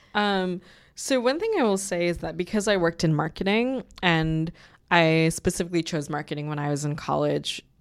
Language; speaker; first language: English; native; English